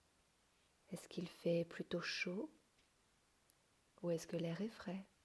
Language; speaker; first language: French; native; French